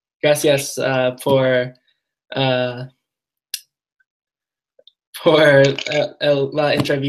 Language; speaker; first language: Spanish; non-native, learner; English